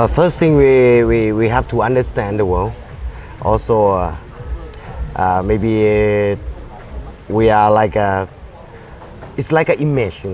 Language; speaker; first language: English; non-native, fluent; Thai